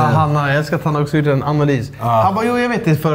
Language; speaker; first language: Swedish; native; Swedish